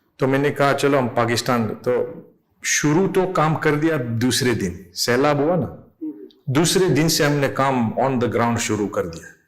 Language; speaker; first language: Urdu; non-native, fluent; English